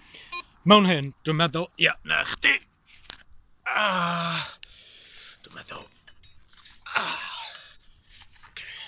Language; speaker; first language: Welsh; non-native, local second language; English